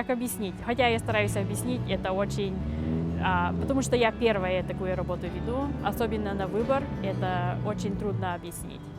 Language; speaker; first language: Russian; early bilingual, heritage; Russian